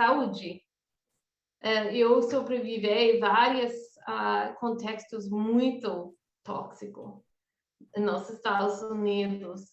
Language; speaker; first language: Portuguese; non-native, fluent; English